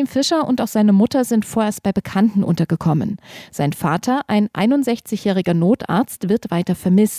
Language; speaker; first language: German; native; German